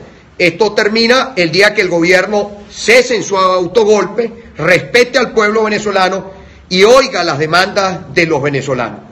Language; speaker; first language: Spanish; native; Spanish